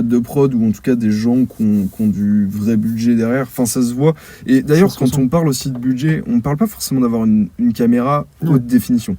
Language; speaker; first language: French; native; French